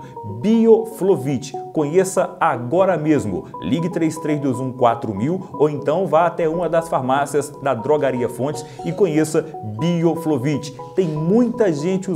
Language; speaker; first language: Portuguese; native; Portuguese